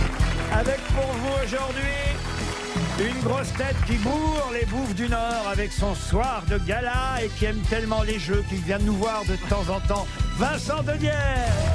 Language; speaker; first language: French; native; French